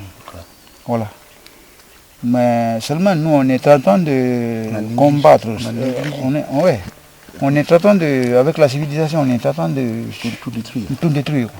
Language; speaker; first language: French; non-native, local second language; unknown